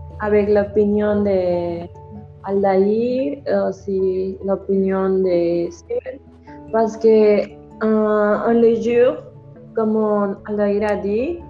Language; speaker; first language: French; non-native, learner; Spanish